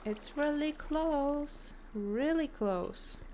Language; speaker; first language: English; non-native, fluent; Lithuanian